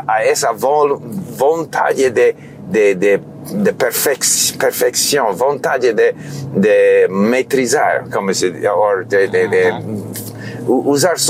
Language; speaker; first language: Portuguese; non-native, learner; English